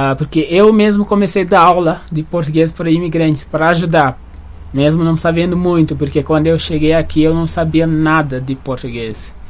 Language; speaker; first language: Portuguese; non-native, fluent; Wolof